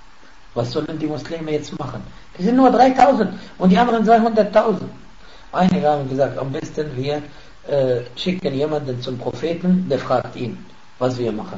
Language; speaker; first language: German; non-native, fluent; Arabic